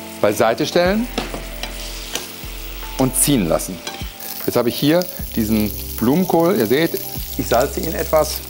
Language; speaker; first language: German; native; German